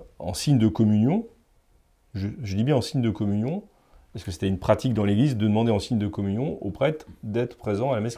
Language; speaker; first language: French; native; French